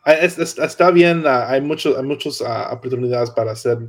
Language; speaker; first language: Spanish; non-native, learner; English